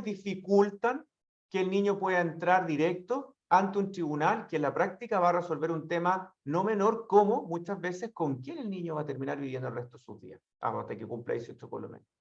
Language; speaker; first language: Spanish; native; Spanish